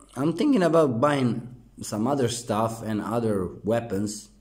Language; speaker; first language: English; non-native, fluent; Croatian